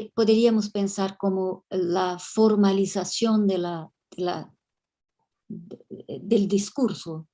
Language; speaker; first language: Spanish; non-native, fluent; Portuguese